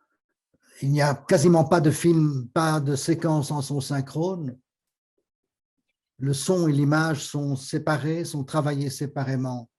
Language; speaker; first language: French; native; French